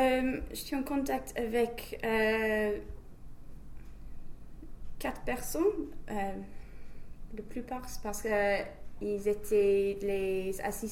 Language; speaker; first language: French; non-native, fluent; English